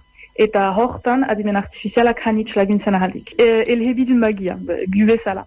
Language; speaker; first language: Basque; native; Basque